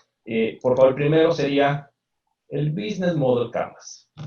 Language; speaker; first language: Spanish; native; Spanish